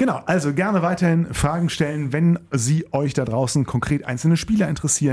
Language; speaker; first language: German; native; German